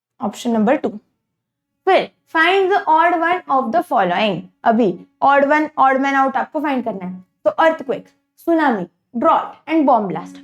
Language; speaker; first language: Hindi; non-native, local second language; Marathi